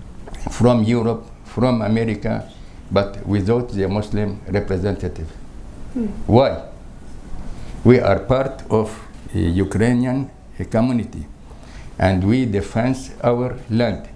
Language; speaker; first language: English; non-native, learner; Crimean Tatar